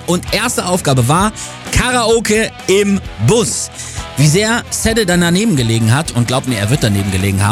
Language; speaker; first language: German; native; German